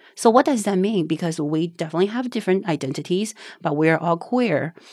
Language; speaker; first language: English; non-native, fluent; Chinese